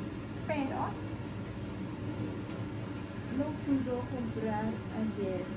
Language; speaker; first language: Spanish; non-native, learner; Japanese